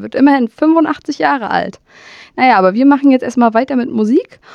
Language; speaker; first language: German; native; German